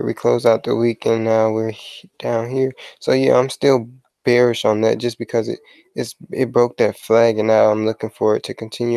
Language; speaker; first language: English; native; English